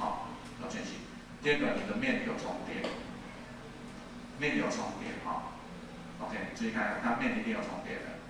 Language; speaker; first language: Chinese; native; Chinese